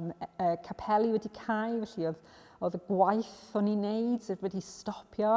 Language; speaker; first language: Welsh; non-native, local second language; English